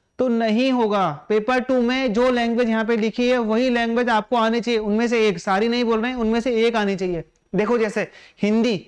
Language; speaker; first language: Hindi; native; Hindi